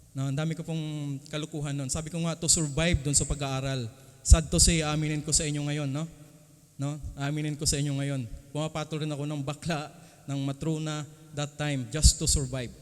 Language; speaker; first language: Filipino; non-native, local second language; Cebuano